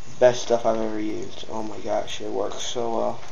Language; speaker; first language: English; native; English